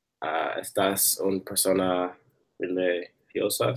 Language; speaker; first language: Spanish; non-native, learner; English